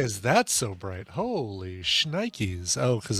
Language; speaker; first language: English; native; English